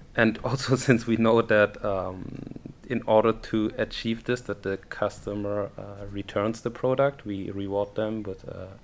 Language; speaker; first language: English; non-native, fluent; German